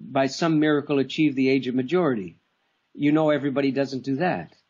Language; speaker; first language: English; native; English